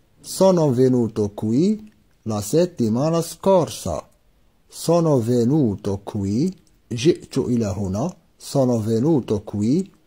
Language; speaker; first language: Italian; non-native, fluent; Arabic